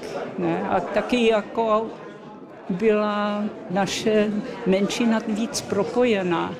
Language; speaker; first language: Czech; early bilingual, other home language; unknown